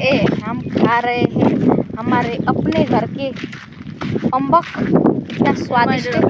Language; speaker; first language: Hindi; non-native, fluent; Nepali